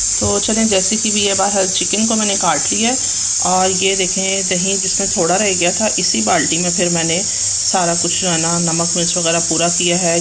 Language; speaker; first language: Urdu; non-native, local second language; Punjabi